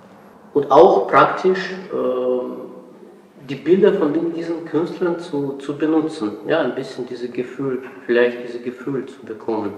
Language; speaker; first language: German; non-native, fluent; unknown